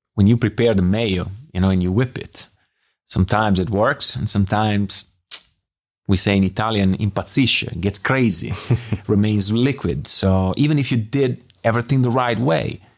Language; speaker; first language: English; non-native, fluent; Italian